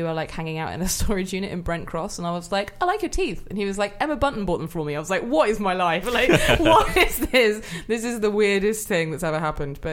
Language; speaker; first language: English; native; English